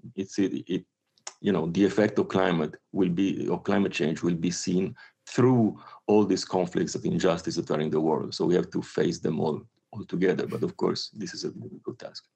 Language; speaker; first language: English; non-native, fluent; Italian